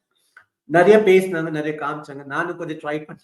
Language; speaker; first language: Tamil; early bilingual, heritage; Tamil